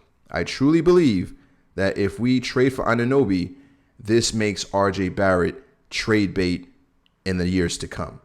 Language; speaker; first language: English; native; English